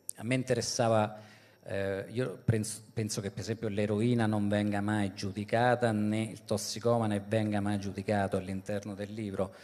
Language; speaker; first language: Italian; native; Italian